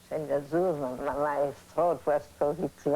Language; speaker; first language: English; non-native, learner; Italian